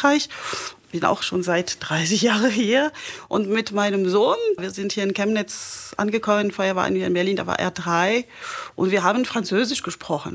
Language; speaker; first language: German; non-native, fluent; French